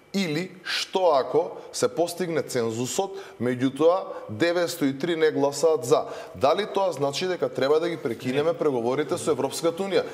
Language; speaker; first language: Macedonian; native; Macedonian